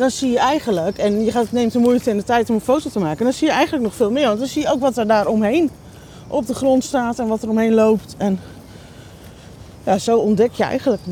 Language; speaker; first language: Dutch; native; Dutch